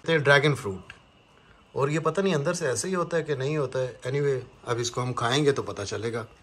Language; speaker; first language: Urdu; non-native, local second language; Punjabi